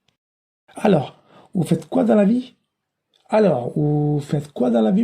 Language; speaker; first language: French; non-native, fluent; Tamil